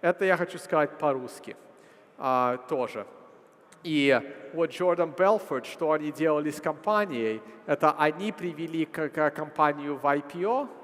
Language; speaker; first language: Russian; early bilingual, heritage; Russian